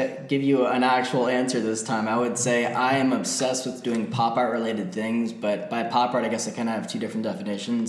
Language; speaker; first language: English; native; English